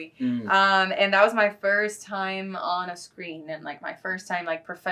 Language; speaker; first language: English; non-native, fluent; Spanish